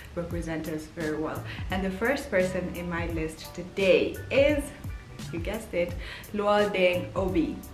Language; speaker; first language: English; early bilingual, heritage; English